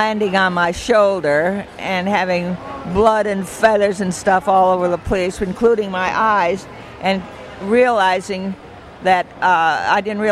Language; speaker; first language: English; native; English